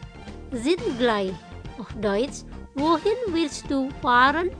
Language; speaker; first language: German; non-native, fluent; Indonesian